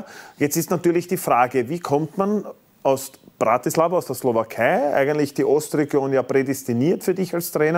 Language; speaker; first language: German; native; German